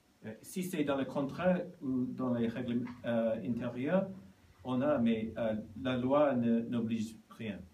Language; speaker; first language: French; non-native, learner; Japanese